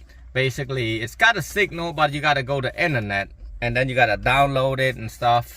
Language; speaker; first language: English; non-native, local second language; Khmer